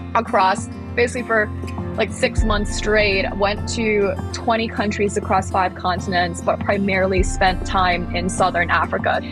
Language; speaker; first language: English; early bilingual, other home language; Thai